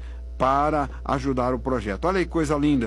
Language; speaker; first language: Portuguese; native; Portuguese